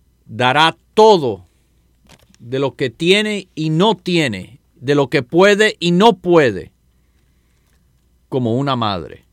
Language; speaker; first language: Spanish; native; Spanish